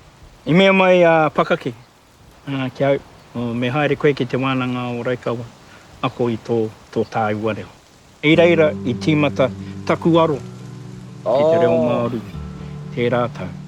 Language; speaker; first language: Māori; non-native, local second language; English